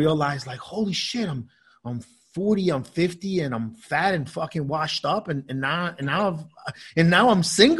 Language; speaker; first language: English; native; English